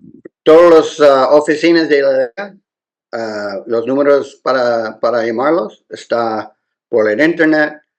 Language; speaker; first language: Spanish; non-native, learner; English